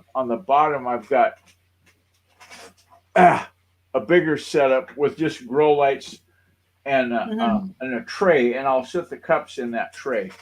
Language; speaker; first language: English; native; English